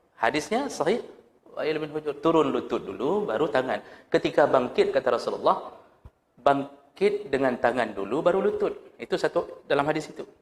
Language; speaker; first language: Malay; non-native, local second language; Achinese